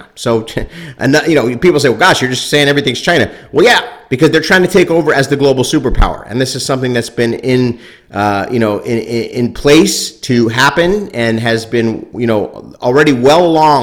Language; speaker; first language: English; native; English